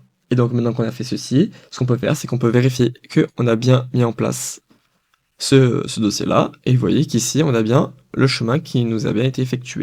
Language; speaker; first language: French; native; French